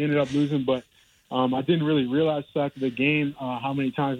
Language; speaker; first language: English; native; English